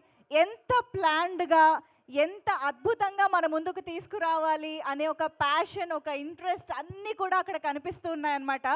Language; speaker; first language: Telugu; native; Telugu